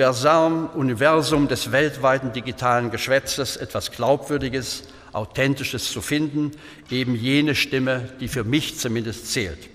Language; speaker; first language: German; native; German